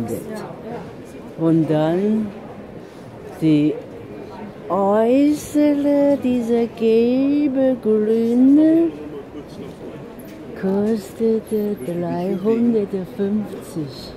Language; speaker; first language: German; non-native, learner; Chinese